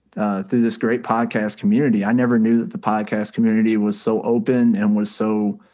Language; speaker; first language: English; native; English